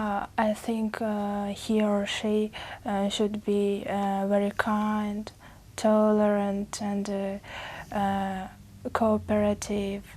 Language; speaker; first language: English; non-native, learner; Uzbek